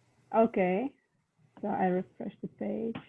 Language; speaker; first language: English; non-native, fluent; Russian